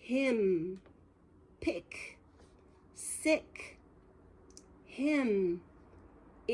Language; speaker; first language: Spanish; non-native, fluent; English